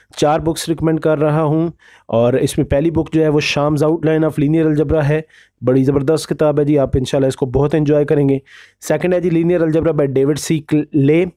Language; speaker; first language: Urdu; native; Urdu